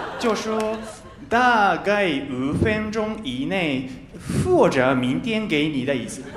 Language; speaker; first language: Chinese; non-native, fluent; Japanese